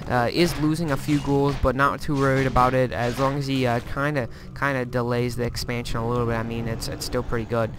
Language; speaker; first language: English; native; English